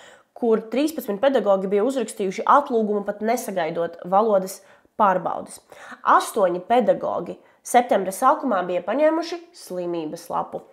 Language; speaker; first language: Latvian; native; Latvian